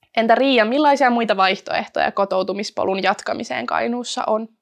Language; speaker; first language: Finnish; native; Finnish